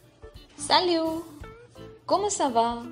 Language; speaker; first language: French; non-native, fluent; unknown